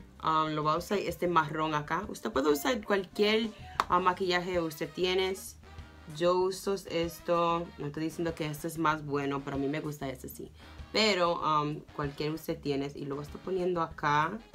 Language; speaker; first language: Spanish; early bilingual, heritage; English